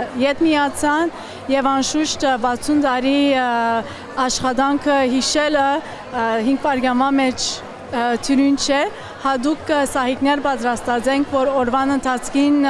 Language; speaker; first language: Armenian; early bilingual, heritage; Armenian